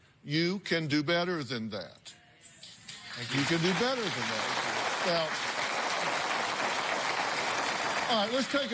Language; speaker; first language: English; native; English